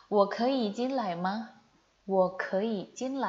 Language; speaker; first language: Chinese; non-native, fluent; Indonesian